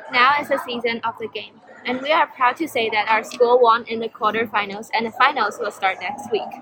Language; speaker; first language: English; non-native, learner; Chinese